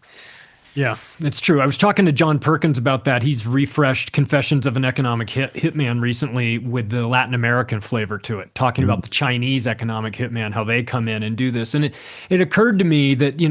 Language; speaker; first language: English; native; English